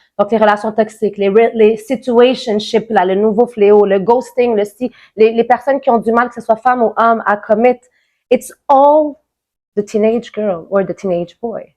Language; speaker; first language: French; native; French